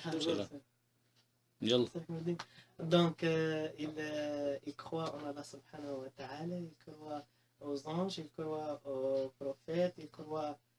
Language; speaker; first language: French; non-native, local second language; Arabic